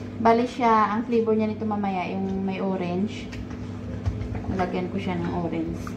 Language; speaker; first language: Filipino; non-native, local second language; Hiligaynon